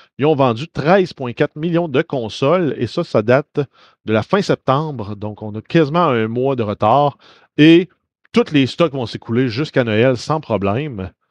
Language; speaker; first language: French; native; French